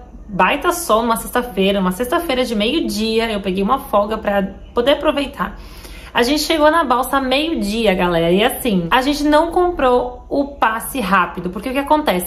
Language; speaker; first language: Portuguese; native; Portuguese